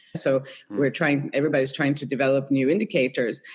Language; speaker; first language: English; non-native, fluent; Swedish